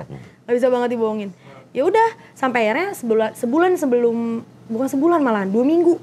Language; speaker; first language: Indonesian; native; Indonesian